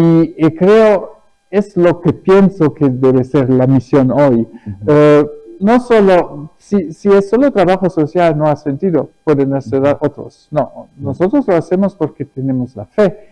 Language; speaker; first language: Spanish; early bilingual, other home language; German